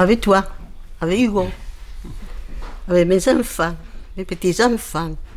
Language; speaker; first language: French; non-native, fluent; Spanish